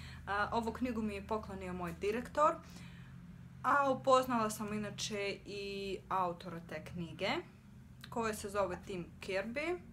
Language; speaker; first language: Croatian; non-native, fluent; Russian